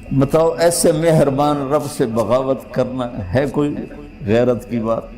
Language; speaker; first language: Urdu; non-native, local second language; Punjabi